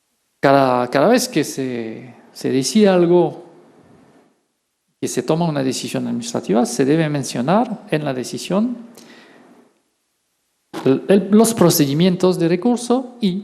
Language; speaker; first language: Spanish; non-native, fluent; French